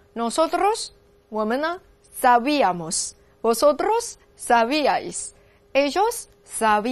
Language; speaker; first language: Spanish; non-native, learner; Chinese